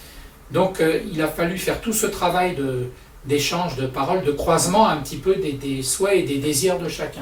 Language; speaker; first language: French; native; French